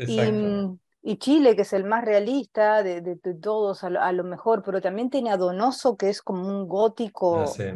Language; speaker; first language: Spanish; native; Spanish